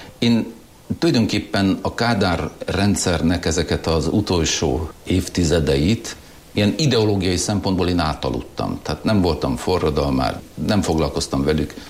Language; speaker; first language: Hungarian; non-native, local second language; German